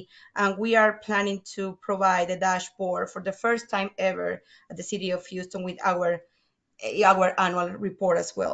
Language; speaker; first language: English; non-native, fluent; Spanish